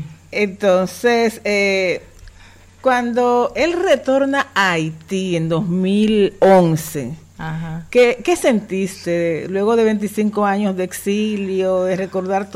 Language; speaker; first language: Spanish; native; Spanish